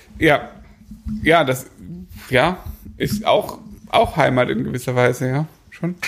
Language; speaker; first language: German; native; German